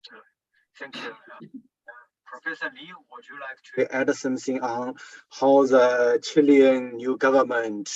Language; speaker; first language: English; non-native, fluent; Chinese